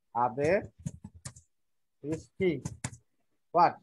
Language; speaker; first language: German; non-native, fluent; Bangla